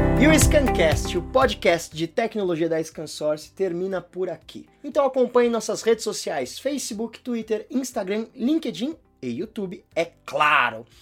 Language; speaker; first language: Portuguese; native; Portuguese